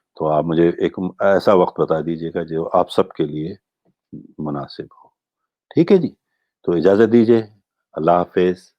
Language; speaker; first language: Urdu; non-native, local second language; Gujarati